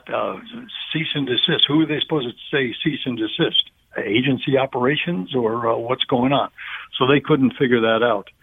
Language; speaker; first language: English; native; English